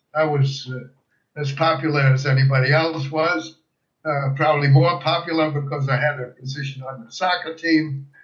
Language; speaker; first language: English; early bilingual, other home language; German